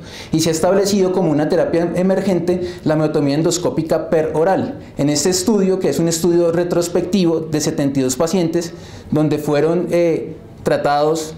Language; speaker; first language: Spanish; native; Spanish